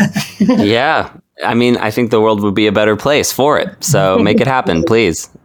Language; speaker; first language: English; native; English